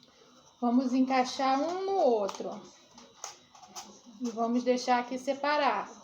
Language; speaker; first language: Portuguese; native; Portuguese